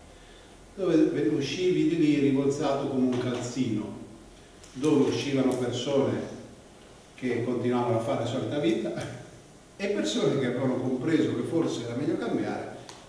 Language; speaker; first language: Italian; native; Italian